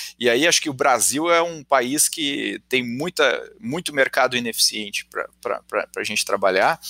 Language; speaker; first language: Portuguese; native; Portuguese